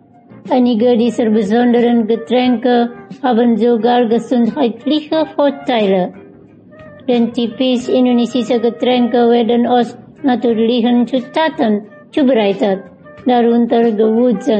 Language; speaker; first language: German; non-native, fluent; Indonesian